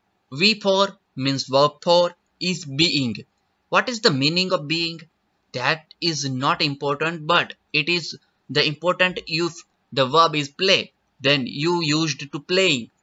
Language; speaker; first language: English; non-native, local second language; Gujarati